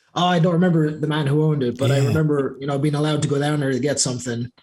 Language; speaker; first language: English; native; English